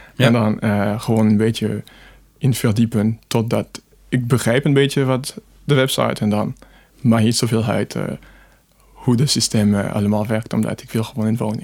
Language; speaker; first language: Dutch; non-native, fluent; French